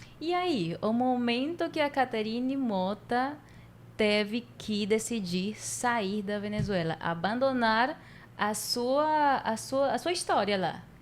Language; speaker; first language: Portuguese; non-native, fluent; Spanish